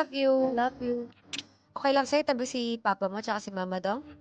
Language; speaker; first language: Filipino; native; Filipino